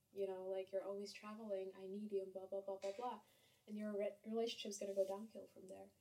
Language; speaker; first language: English; non-native, fluent; Kazakh